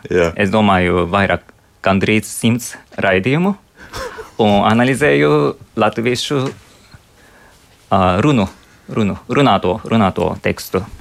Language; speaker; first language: Latvian; non-native, fluent; Japanese